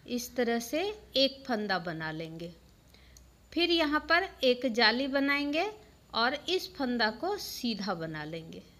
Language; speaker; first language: Hindi; native; Hindi